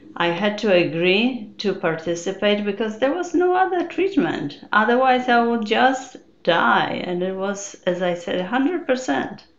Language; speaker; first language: English; non-native, fluent; Polish